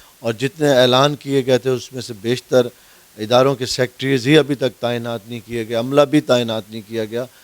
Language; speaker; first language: Urdu; non-native, local second language; Saraiki